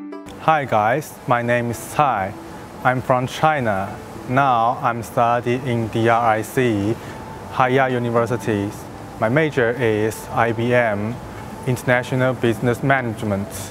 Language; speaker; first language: English; non-native, learner; Chinese